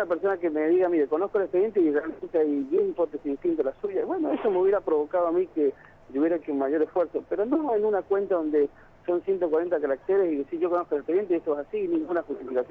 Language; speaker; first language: Spanish; native; Spanish